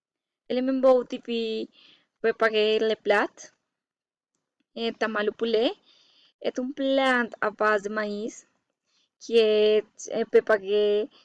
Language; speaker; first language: French; non-native, learner; Spanish